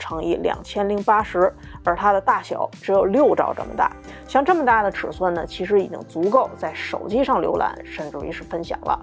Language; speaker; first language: Chinese; native; Chinese